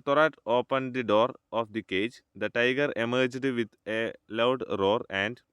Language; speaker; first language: English; non-native, local second language; Malayalam